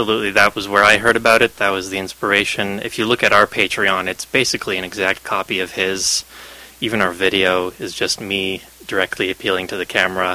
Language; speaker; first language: English; native; English